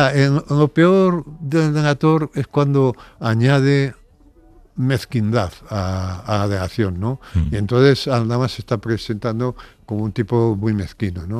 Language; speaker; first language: Spanish; native; Spanish